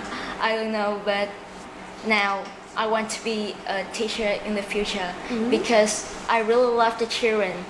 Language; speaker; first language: English; non-native, learner; Vietnamese